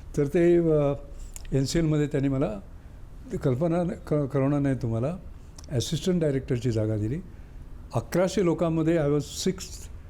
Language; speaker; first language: Marathi; native; Marathi